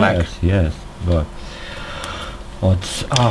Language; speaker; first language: English; non-native, learner; Russian